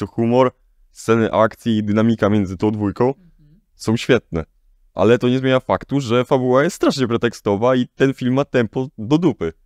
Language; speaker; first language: Polish; native; Polish